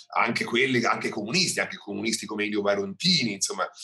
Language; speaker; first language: Italian; native; Italian